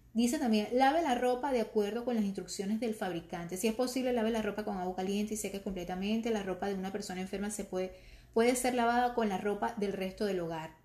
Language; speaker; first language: Spanish; native; Spanish